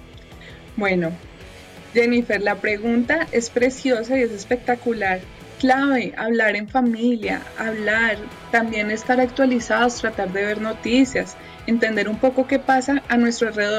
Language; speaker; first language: Spanish; native; Spanish